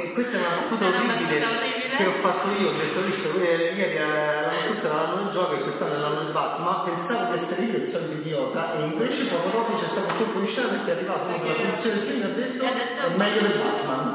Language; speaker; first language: Italian; native; Italian